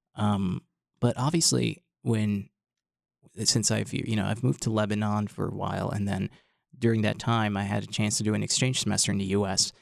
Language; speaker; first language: English; non-native, fluent; Arabic